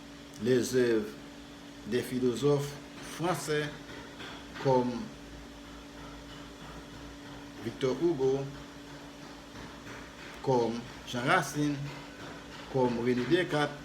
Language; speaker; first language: French; non-native, fluent; Spanish